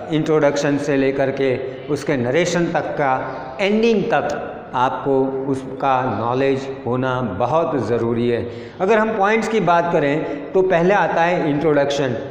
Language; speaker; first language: Hindi; non-native, local second language; Gujarati